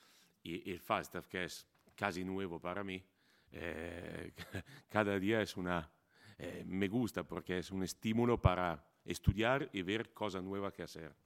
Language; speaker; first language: Spanish; non-native, fluent; Italian